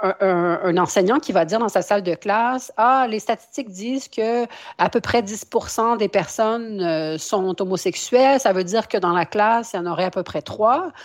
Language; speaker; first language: French; native; French